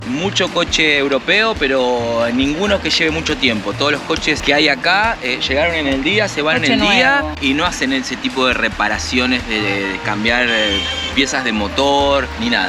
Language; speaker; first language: Spanish; native; Spanish